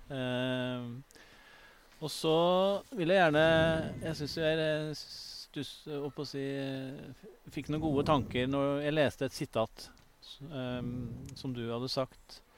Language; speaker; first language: Norwegian; native; Norwegian